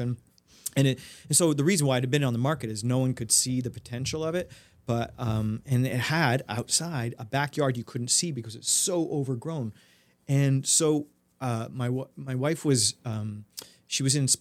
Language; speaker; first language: English; native; English